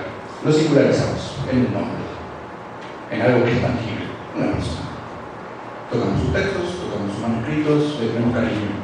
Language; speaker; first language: Spanish; native; Spanish